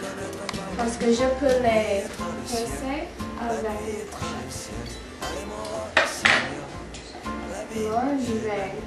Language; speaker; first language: French; non-native, learner; English